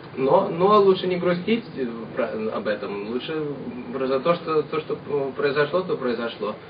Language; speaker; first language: Russian; early bilingual, heritage; Russian